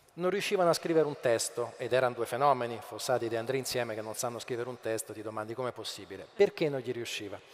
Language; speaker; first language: Italian; native; Italian